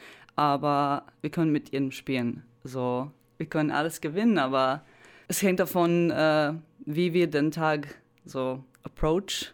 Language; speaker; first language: German; non-native, fluent; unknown